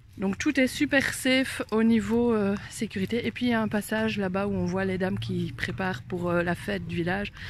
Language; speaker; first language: French; native; French